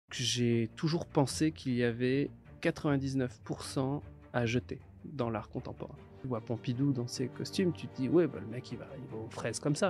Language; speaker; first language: French; native; French